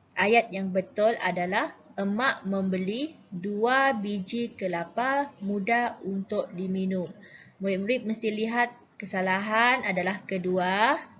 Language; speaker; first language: Malay; native; Malay